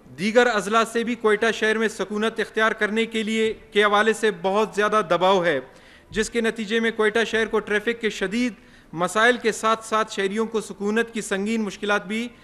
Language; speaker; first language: Urdu; non-native, local second language; Baluchi